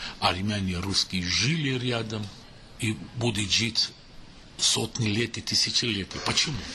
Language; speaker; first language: Russian; non-native, local second language; Armenian